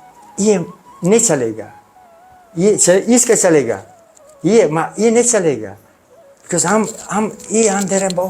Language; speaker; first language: Hindi; non-native, learner; Italian